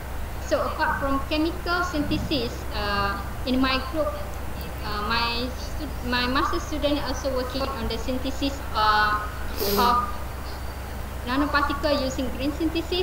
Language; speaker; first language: English; non-native, local second language; Malay